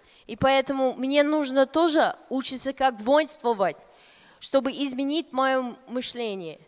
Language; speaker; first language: Russian; non-native, fluent; English